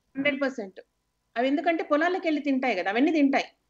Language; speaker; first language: Telugu; native; Telugu